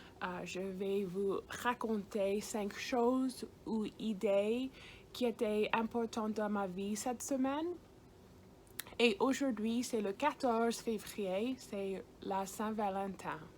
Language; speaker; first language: French; non-native, fluent; English